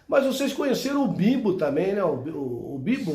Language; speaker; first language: Portuguese; native; Portuguese